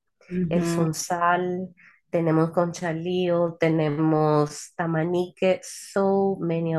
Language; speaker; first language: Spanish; early bilingual, heritage; Spanish